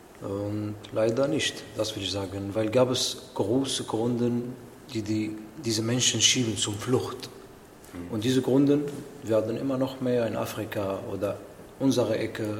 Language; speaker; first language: German; non-native, learner; Arabic